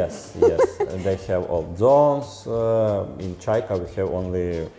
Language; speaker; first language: English; non-native, learner; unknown